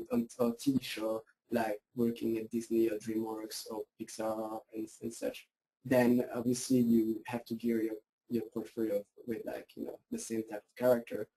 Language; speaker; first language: English; non-native, fluent; French